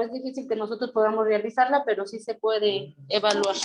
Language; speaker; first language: Spanish; native; Spanish